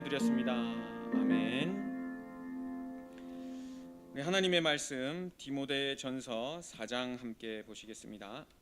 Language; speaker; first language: Korean; native; Korean